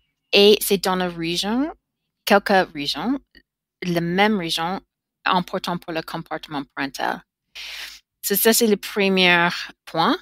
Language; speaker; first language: French; non-native, learner; English